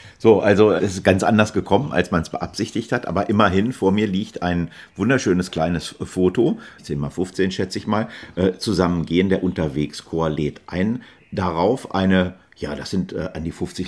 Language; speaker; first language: German; native; German